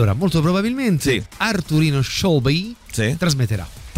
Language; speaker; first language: Italian; native; Italian